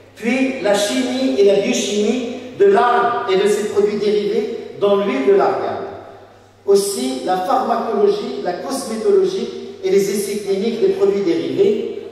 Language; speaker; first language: French; non-native, local second language; Arabic